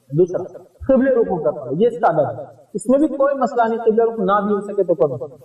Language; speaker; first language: Urdu; native; Urdu